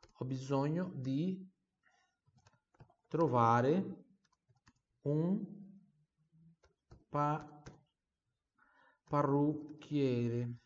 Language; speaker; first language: Italian; non-native, fluent; Portuguese